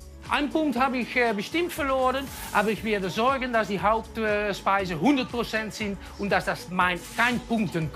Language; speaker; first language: German; non-native, learner; Dutch